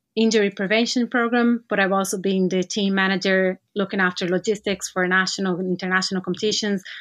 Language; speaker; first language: English; non-native, fluent; Portuguese